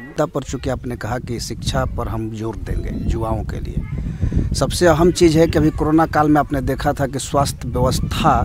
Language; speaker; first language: Hindi; native; Hindi